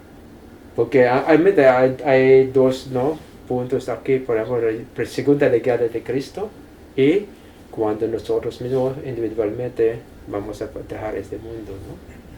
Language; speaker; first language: Spanish; non-native, fluent; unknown